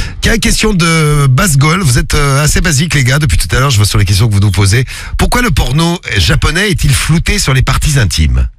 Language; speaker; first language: French; native; French